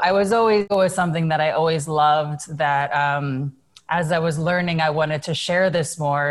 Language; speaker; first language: English; native; English